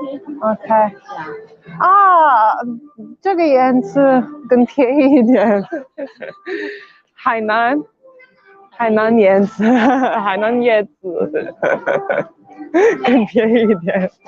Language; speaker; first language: Chinese; non-native, learner; Afrikaans